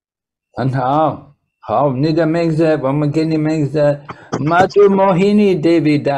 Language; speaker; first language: Chinese; non-native, learner; English